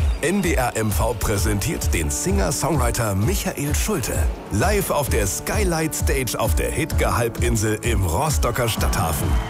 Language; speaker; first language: German; native; German